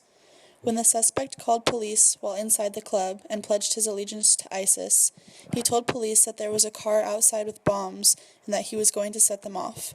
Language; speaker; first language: English; native; English